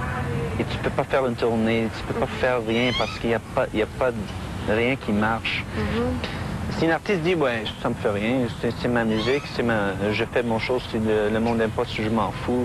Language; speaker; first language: French; non-native, fluent; English